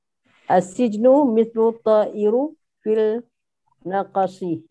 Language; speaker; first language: Arabic; non-native, learner; Malay